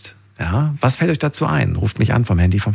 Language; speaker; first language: German; native; German